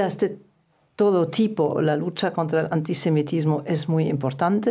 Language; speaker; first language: Spanish; non-native, fluent; German